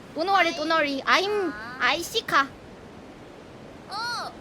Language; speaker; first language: English; non-native, learner; Korean